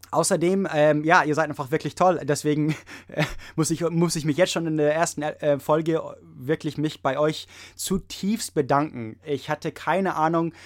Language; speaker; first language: German; non-native, fluent; English